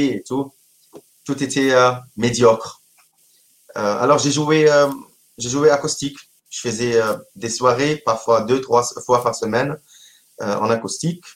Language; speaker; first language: French; non-native, local second language; Arabic